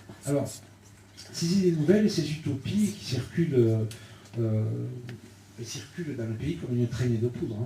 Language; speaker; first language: French; native; French